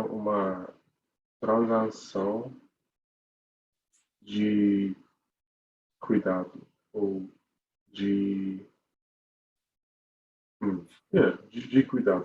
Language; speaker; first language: Portuguese; non-native, learner; English